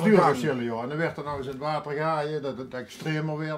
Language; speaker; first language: Dutch; native; Dutch